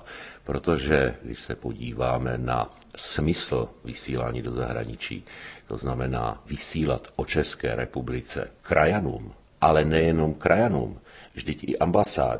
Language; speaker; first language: Czech; native; Czech